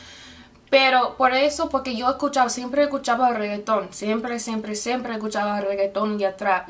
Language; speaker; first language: Spanish; non-native, fluent; English